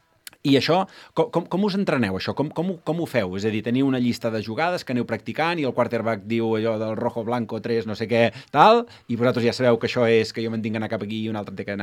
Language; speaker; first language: Catalan; native; Catalan